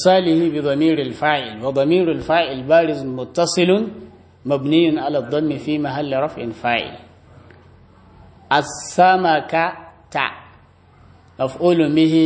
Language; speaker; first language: Arabic; non-native, fluent; Hausa